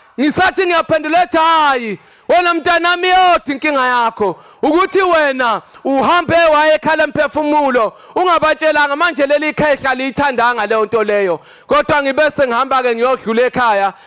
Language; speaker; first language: Zulu; native; Zulu